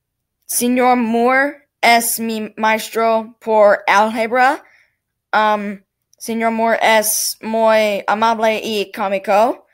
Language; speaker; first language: Spanish; non-native, learner; English